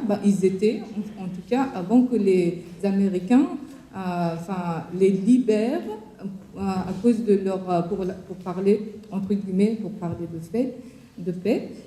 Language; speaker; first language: French; non-native, fluent; Persian